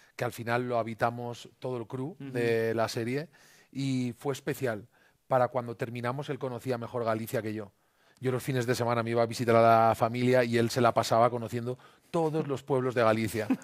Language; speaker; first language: Spanish; native; Spanish